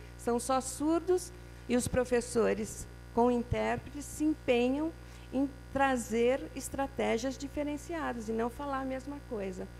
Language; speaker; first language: Portuguese; native; Portuguese